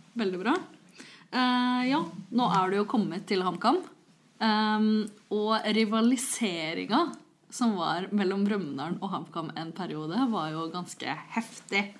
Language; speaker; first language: Norwegian; native; Norwegian